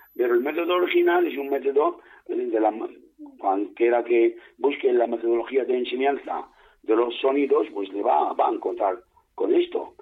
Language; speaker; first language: Spanish; non-native, fluent; Arabic